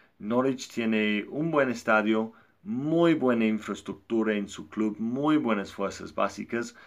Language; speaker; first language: Spanish; non-native, fluent; English